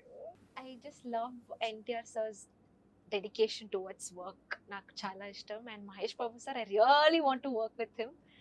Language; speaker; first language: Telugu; non-native, learner; Kannada